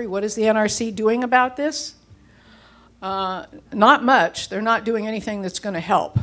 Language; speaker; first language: English; native; English